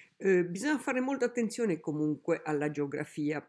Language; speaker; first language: Italian; native; Italian